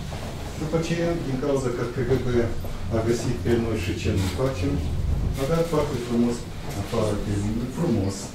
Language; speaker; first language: Romanian; non-native, local second language; Russian